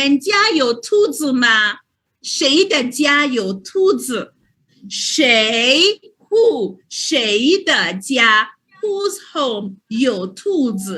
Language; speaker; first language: Chinese; non-native, fluent; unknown